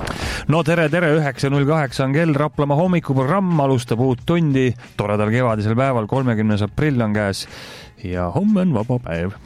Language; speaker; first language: Estonian; native; Estonian